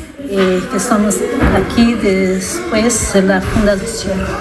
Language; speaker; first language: Spanish; non-native, fluent; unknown